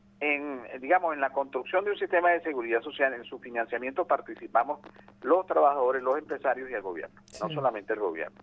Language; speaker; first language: Spanish; native; Spanish